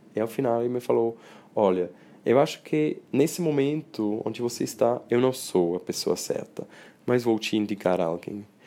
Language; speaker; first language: Portuguese; non-native, fluent; Swiss German